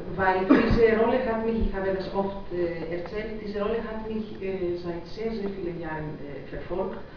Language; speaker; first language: German; non-native, fluent; Greek